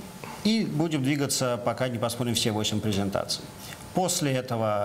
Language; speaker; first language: Russian; native; Russian